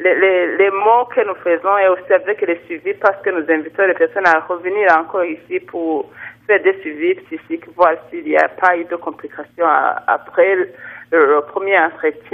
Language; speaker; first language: French; non-native, local second language; Rundi